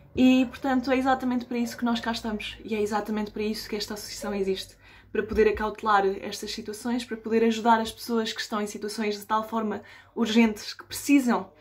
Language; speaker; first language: Portuguese; early bilingual, other home language; Spanish